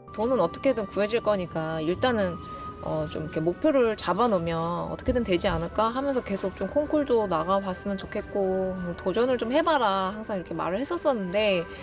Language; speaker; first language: Korean; native; Korean